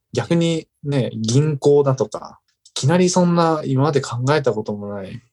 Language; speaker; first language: Japanese; native; Japanese